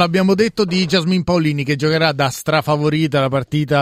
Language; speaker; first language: Italian; native; Italian